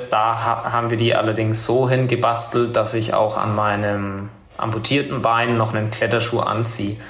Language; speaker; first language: German; native; German